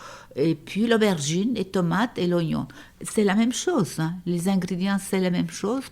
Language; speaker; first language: French; non-native, fluent; Turkish